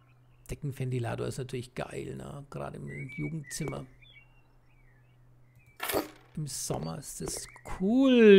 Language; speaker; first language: German; native; German